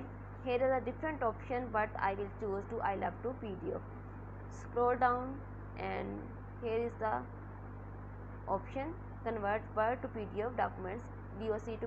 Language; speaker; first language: English; non-native, local second language; Urdu